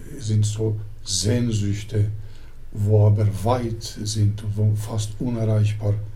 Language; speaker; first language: German; early bilingual, other home language; Turkish